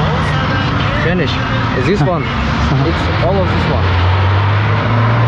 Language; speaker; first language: English; non-native, learner; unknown